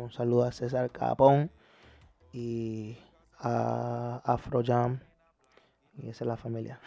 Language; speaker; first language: Spanish; early bilingual, heritage; Spanish